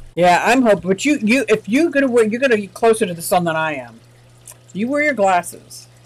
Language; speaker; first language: English; native; English